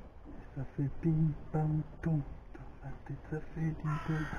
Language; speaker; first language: French; native; French